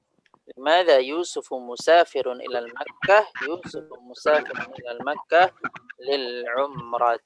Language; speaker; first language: Arabic; non-native, fluent; Indonesian